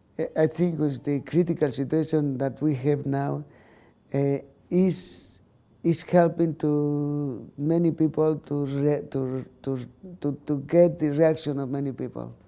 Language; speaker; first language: English; non-native, learner; Spanish